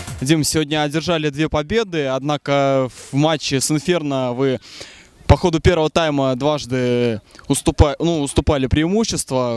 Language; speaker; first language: Russian; native; Russian